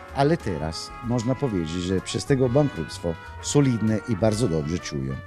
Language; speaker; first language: Polish; non-native, learner; Italian